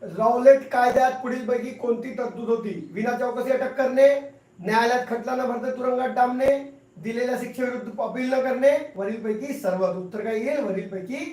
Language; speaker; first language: Marathi; non-native, local second language; Hindi